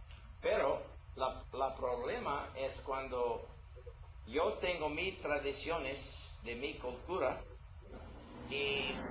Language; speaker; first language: Spanish; non-native, learner; English